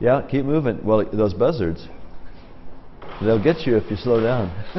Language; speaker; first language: English; native; English